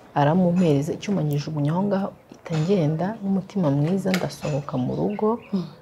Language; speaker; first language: Kinyarwanda; native; Kinyarwanda